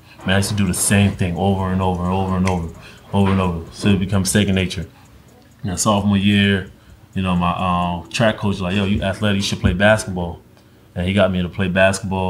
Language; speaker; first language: English; early bilingual, other home language; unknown